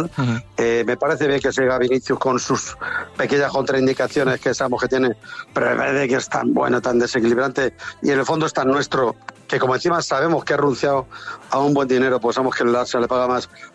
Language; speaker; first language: Spanish; native; Spanish